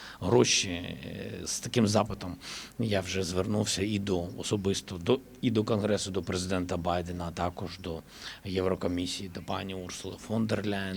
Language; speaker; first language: Ukrainian; native; Ukrainian